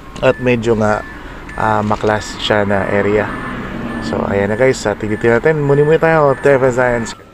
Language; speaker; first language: Filipino; non-native, local second language; Cebuano